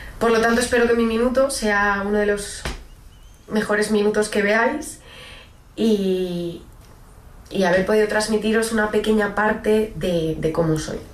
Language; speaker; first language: Spanish; native; Spanish